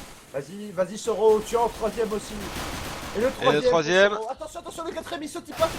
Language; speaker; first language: French; native; French